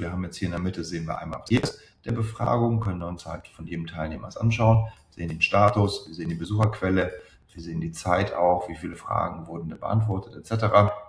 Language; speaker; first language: German; native; German